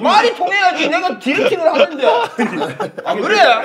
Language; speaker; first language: Korean; native; Korean